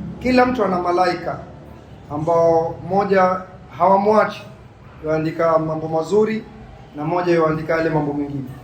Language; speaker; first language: Swahili; native; Swahili